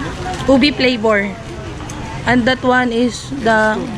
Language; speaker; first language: English; non-native, local second language; Filipino